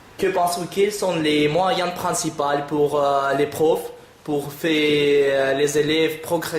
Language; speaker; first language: French; non-native, learner; Russian